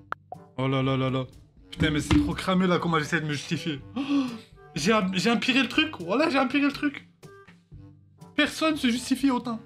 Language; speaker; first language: French; native; French